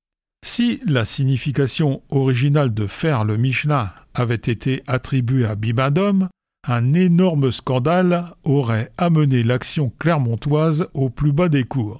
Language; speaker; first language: French; native; French